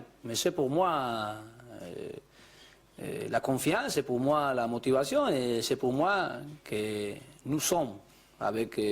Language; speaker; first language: French; non-native, learner; Spanish